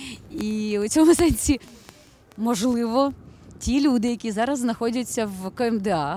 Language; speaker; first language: Ukrainian; native; Ukrainian